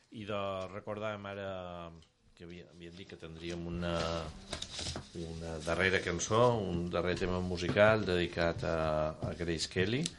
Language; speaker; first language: Catalan; native; Catalan